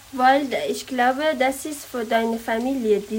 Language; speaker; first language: German; non-native, learner; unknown